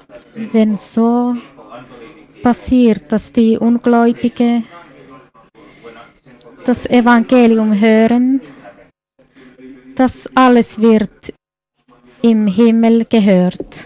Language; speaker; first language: German; non-native, fluent; Swedish